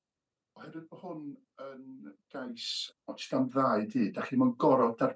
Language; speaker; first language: Welsh; native; Welsh